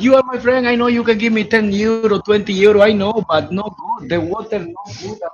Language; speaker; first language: English; non-native, learner; Spanish